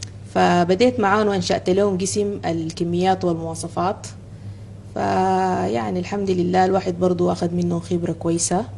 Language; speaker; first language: Arabic; native; Arabic